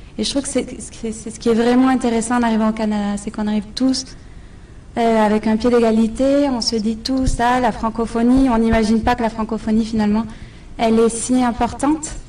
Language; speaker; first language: French; native; French